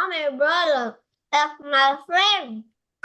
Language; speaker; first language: English; non-native, learner; Vietnamese